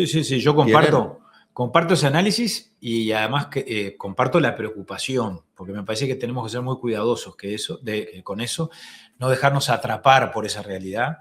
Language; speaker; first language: Spanish; native; Spanish